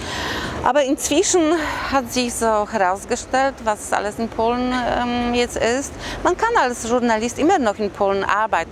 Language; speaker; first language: German; non-native, fluent; Polish